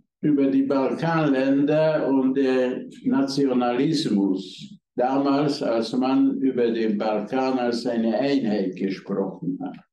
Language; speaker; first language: German; non-native, fluent; Hungarian